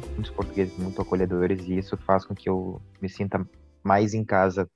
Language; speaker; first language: Portuguese; native; Portuguese